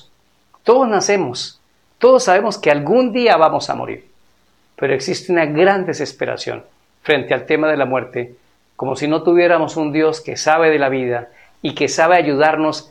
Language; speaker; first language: Spanish; native; Spanish